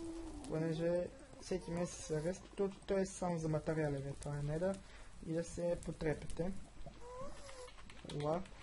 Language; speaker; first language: Bulgarian; native; Bulgarian